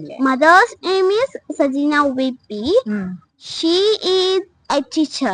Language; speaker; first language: English; non-native, learner; Malayalam